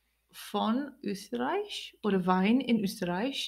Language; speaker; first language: German; non-native, learner; English